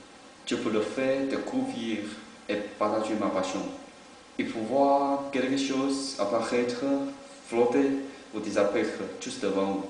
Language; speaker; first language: French; non-native, learner; Chinese